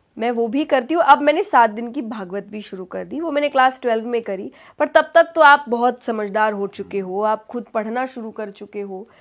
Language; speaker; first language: Hindi; native; Hindi